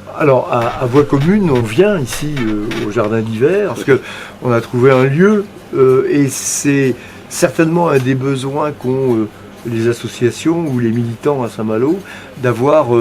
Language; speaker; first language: French; native; French